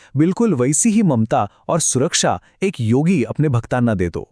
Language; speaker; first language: Hindi; non-native, local second language; Marathi